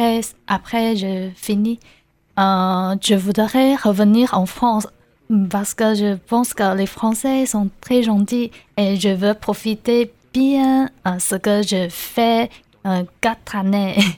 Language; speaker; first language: French; non-native, learner; Chinese